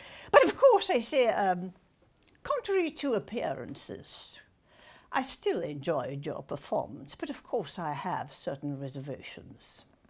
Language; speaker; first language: English; non-native, local second language; Afrikaans